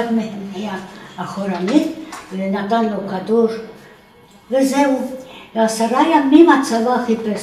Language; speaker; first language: Hebrew; non-native, fluent; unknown